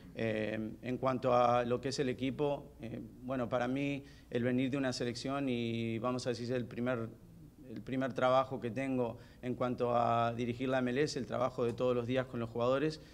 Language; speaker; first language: Spanish; early bilingual, heritage; Spanish